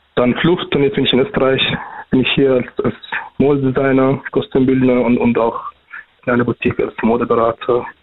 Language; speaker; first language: German; non-native, fluent; Arabic